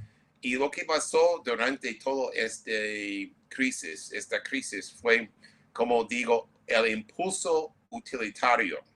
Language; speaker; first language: Spanish; non-native, fluent; English